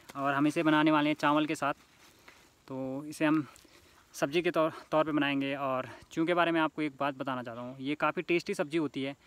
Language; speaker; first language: Hindi; native; Hindi